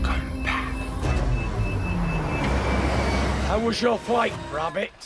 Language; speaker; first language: English; native; English